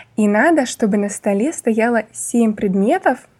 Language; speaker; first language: Russian; non-native, fluent; Persian